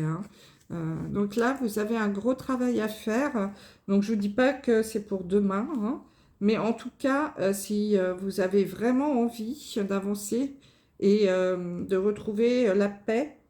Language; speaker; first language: French; native; French